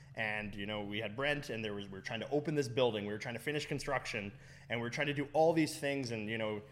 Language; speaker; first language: English; native; English